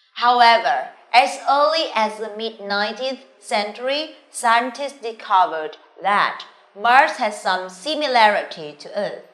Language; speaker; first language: English; non-native, fluent; Vietnamese